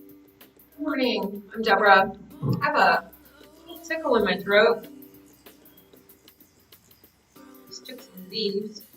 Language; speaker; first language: English; native; English